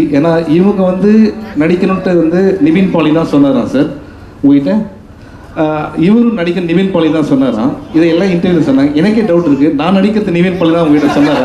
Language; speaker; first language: Tamil; native; Tamil